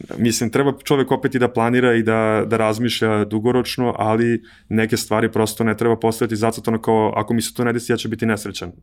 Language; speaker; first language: Serbian; native; Serbian